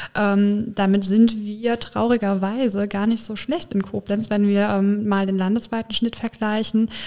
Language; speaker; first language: German; native; German